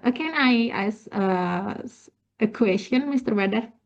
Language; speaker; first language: English; non-native, learner; Indonesian